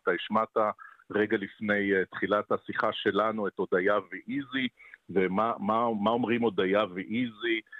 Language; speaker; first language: Hebrew; native; Hebrew